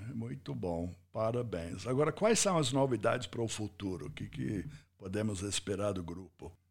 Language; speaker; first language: Portuguese; non-native, fluent; English